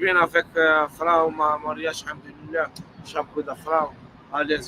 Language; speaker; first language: German; non-native, learner; Arabic